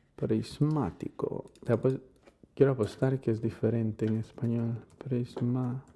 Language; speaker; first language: Spanish; non-native, learner; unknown